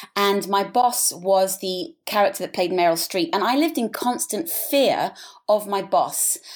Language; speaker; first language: English; native; English